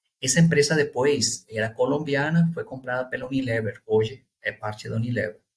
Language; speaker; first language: Portuguese; non-native, fluent; Spanish